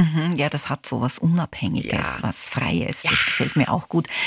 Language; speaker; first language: German; native; German